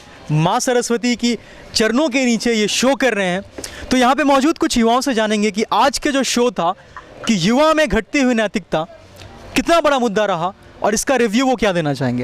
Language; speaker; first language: Hindi; native; Hindi